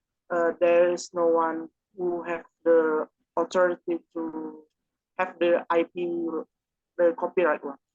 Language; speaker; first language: English; non-native, learner; Indonesian